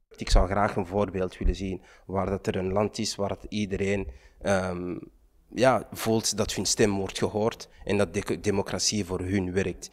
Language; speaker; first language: Dutch; early bilingual, other home language; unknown